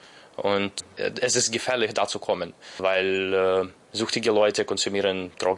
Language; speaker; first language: German; non-native, learner; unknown